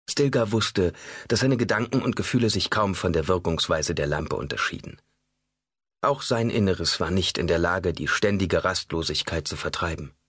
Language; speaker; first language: German; native; German